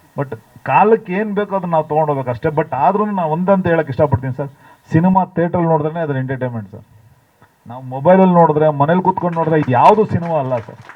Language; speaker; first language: Kannada; native; Kannada